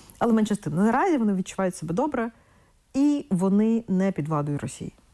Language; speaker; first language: Ukrainian; non-native, local second language; Russian